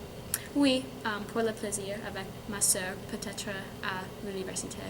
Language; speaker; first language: French; non-native, learner; English